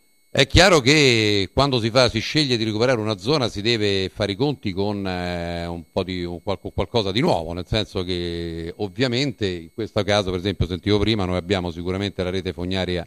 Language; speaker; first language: Italian; native; Italian